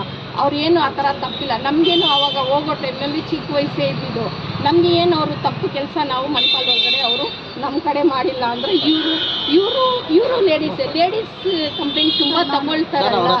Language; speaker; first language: Kannada; non-native, local second language; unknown